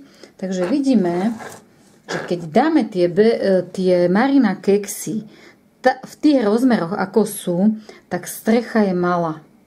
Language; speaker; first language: Slovak; native; Slovak